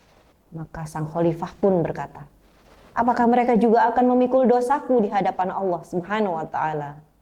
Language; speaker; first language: Indonesian; native; Indonesian